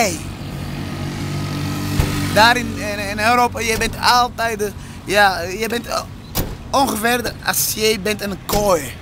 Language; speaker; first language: Dutch; non-native, learner; Portuguese